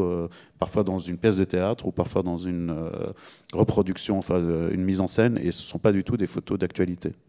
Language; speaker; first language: French; native; French